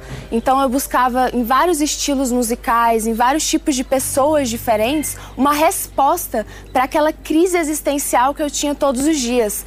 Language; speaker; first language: Portuguese; early bilingual, other home language; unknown